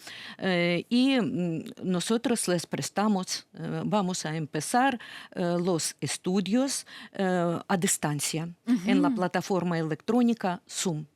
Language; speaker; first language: Spanish; non-native, fluent; Ukrainian